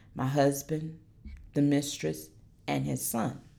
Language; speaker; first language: English; native; English